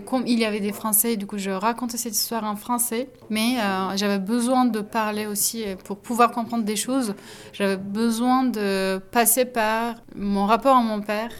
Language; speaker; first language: French; non-native, fluent; Turkish